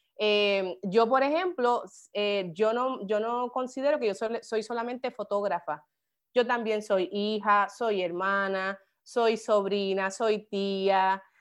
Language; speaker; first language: Spanish; native; Spanish